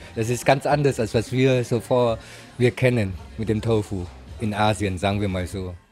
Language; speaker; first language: German; non-native, learner; Vietnamese